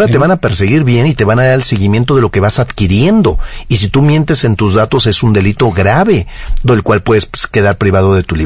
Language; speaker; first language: Spanish; native; Spanish